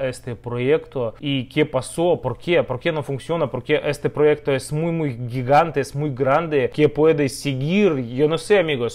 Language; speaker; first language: Spanish; non-native, learner; Russian